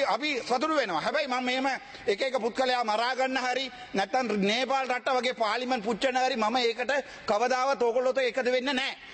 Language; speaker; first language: Sinhala; non-native, local second language; Tamil